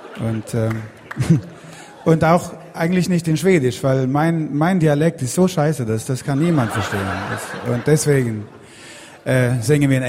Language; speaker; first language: German; non-native, learner; Swedish